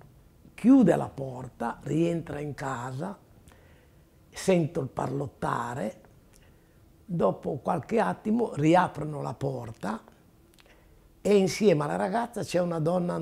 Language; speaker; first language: Italian; native; Italian